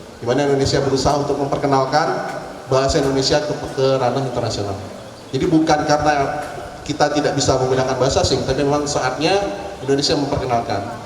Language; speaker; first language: Indonesian; non-native, local second language; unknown